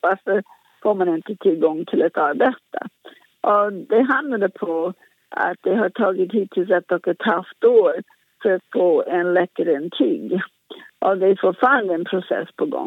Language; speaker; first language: Swedish; non-native, fluent; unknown